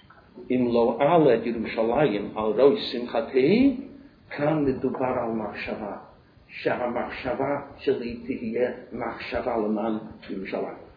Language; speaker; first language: Hebrew; non-native, fluent; English